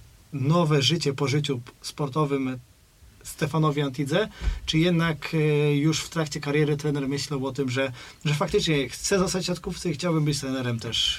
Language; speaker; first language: Polish; native; Polish